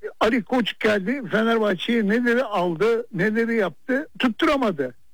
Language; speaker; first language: Turkish; native; Turkish